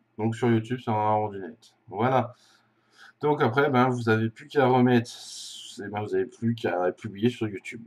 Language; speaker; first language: French; native; French